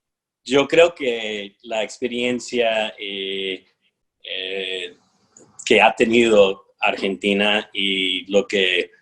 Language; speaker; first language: Spanish; non-native, fluent; English